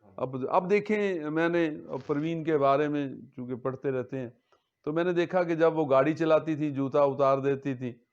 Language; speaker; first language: Urdu; non-native, local second language; Punjabi